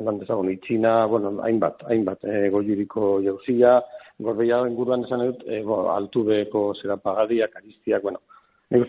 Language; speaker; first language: Basque; non-native, local second language; Spanish